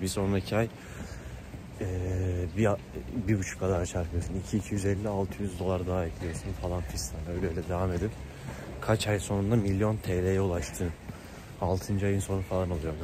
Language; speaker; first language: Turkish; native; Turkish